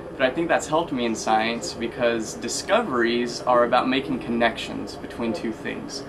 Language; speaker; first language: English; native; English